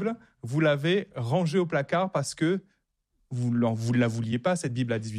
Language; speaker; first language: French; native; French